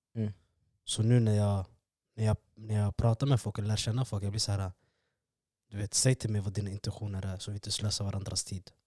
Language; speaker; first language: Swedish; early bilingual, other home language; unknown